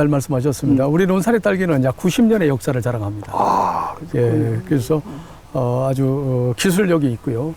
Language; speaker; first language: Korean; native; Korean